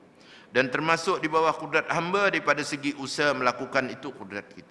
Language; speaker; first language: Malay; native; Malay